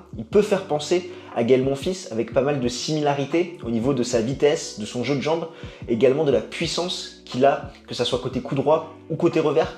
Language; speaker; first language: French; native; French